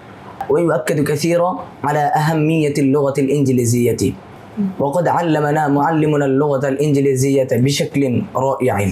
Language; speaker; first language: Arabic; non-native, learner; Bangla